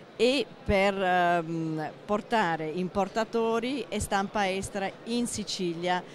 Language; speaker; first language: Italian; non-native, fluent; English